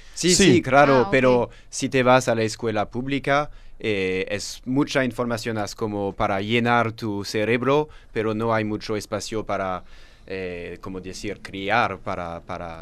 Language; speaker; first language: Spanish; non-native, learner; French